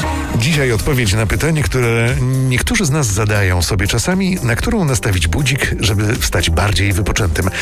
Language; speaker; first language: Polish; native; Polish